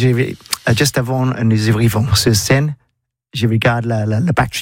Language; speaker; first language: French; non-native, learner; English